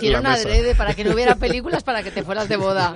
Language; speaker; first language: Spanish; native; Spanish